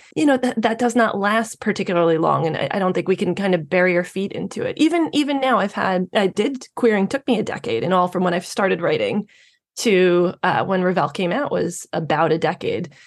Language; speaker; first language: English; native; English